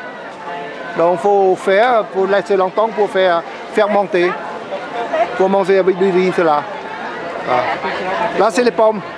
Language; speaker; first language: French; non-native, learner; Khmer